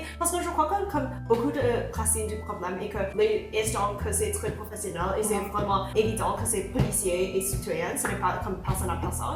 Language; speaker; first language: French; non-native, local second language; English